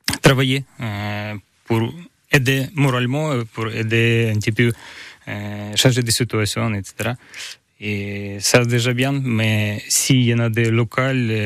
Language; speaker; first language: French; non-native, learner; Ukrainian